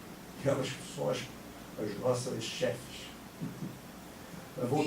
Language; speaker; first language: Portuguese; native; Portuguese